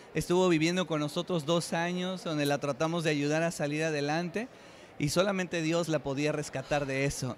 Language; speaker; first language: Spanish; native; Spanish